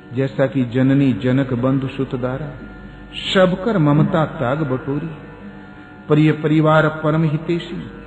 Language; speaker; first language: Hindi; native; Hindi